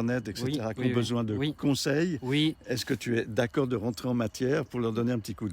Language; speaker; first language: French; native; French